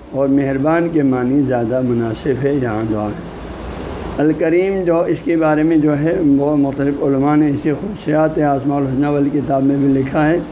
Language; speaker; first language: Urdu; non-native, local second language; Balti